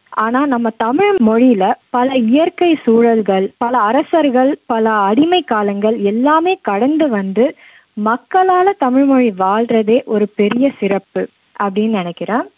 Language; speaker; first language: Tamil; early bilingual, heritage; Tamil